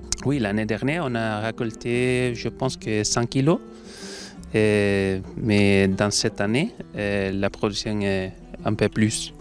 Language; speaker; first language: French; non-native, learner; Spanish